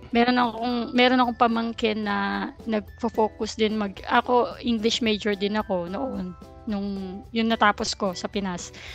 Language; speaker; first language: Filipino; native; Filipino